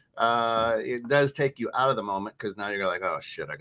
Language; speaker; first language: English; native; English